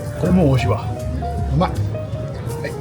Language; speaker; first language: Japanese; non-native, learner; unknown